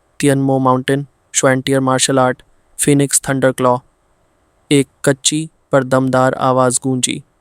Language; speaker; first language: Hindi; non-native, fluent; Bangla